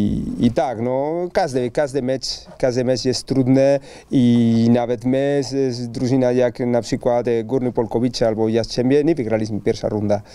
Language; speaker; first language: Polish; non-native, learner; Spanish